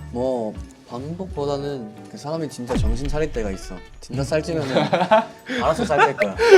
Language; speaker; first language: Korean; native; Korean